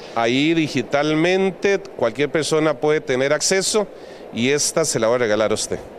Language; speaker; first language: Spanish; native; Spanish